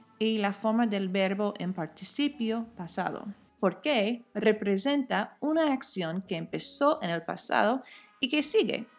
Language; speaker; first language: Spanish; non-native, fluent; English